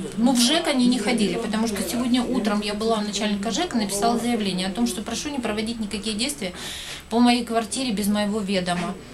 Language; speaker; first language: Russian; native; Russian